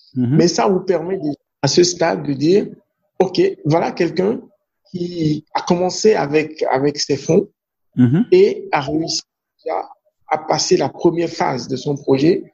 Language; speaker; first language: French; non-native, local second language; Fon